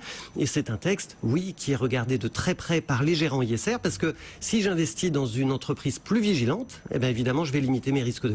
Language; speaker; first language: French; native; French